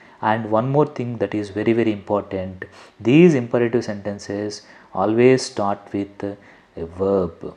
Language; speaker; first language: English; non-native, local second language; Telugu